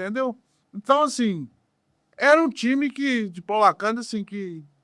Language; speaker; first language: Portuguese; native; Portuguese